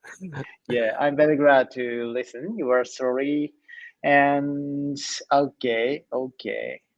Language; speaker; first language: English; non-native, learner; Japanese